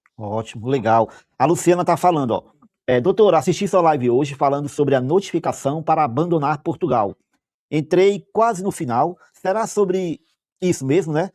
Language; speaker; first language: Portuguese; native; Portuguese